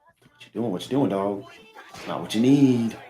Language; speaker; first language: English; native; English